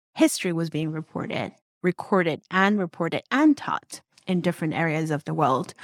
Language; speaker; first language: English; non-native, local second language; Cantonese